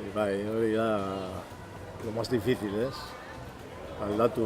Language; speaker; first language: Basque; non-native, local second language; Spanish